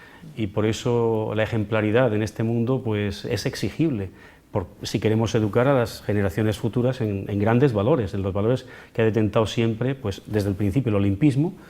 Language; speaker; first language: Spanish; native; Spanish